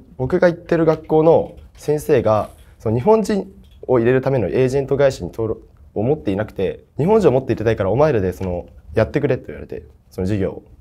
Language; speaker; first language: Japanese; native; Japanese